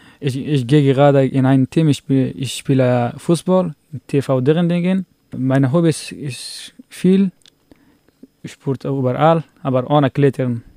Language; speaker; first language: German; non-native, learner; Persian